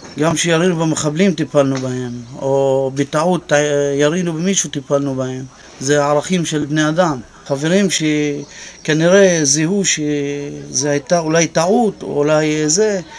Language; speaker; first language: Hebrew; non-native, local second language; Arabic